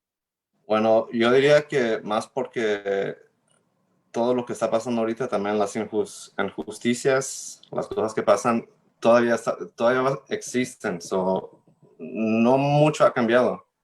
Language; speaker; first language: Spanish; early bilingual, heritage; Spanish